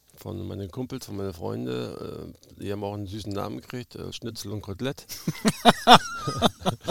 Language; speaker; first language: German; native; German